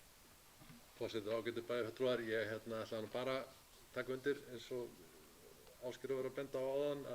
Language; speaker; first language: Icelandic; native; Icelandic